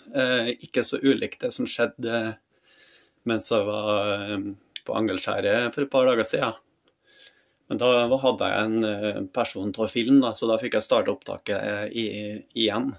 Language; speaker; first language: Norwegian; native; Norwegian